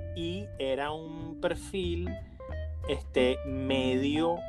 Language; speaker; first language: Spanish; native; Spanish